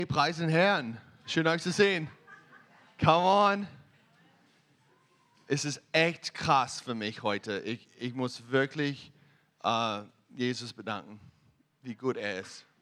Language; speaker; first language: German; non-native, fluent; English